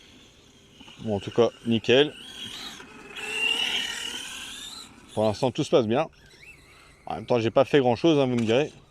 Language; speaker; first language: French; native; French